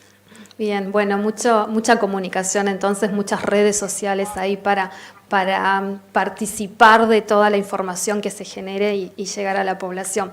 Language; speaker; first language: Spanish; native; Spanish